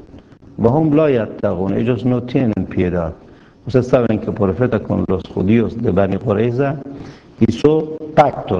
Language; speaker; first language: Spanish; non-native, fluent; Persian